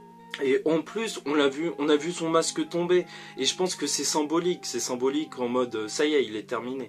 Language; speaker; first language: French; native; French